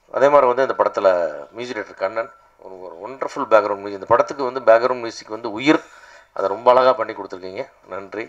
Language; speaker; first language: Tamil; native; Tamil